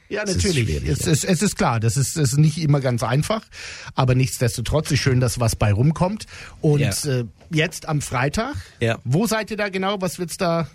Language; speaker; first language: German; native; German